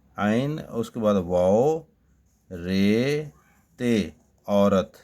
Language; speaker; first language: Urdu; native; Urdu